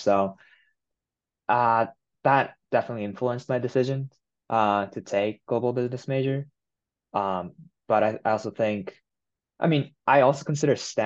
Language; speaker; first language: English; non-native, fluent; Japanese